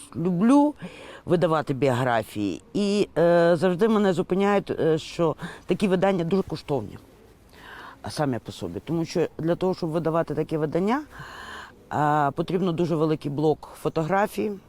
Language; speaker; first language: Ukrainian; native; Ukrainian